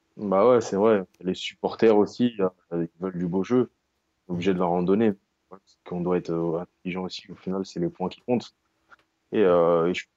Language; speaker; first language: French; native; French